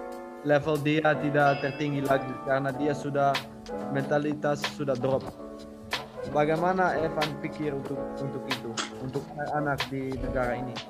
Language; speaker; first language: Indonesian; non-native, learner; Dutch